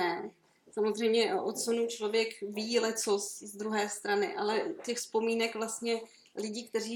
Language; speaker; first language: Czech; native; Czech